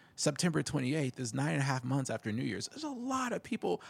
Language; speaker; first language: English; native; English